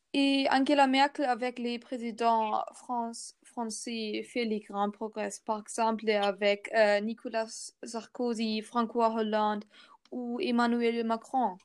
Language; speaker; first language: French; non-native, learner; German